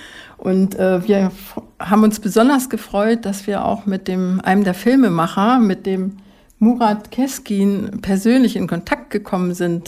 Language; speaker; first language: German; native; German